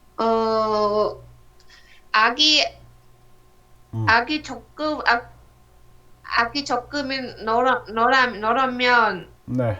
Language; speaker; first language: Korean; non-native, learner; Vietnamese